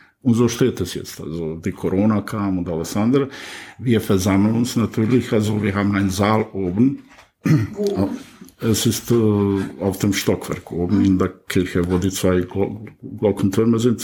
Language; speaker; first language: German; non-native, fluent; Serbian